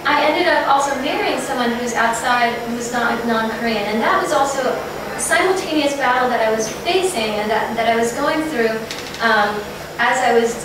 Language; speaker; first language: English; native; English